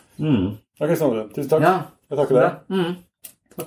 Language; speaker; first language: Norwegian; non-native, fluent; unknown